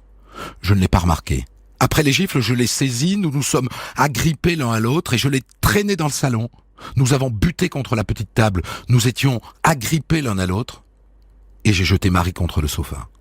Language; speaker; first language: French; native; French